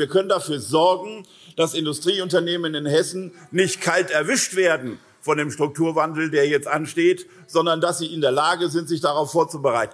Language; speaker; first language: German; native; German